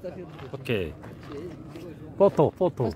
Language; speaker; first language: English; non-native, learner; Korean